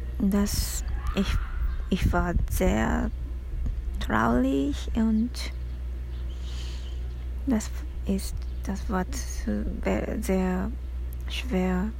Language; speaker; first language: German; non-native, learner; Japanese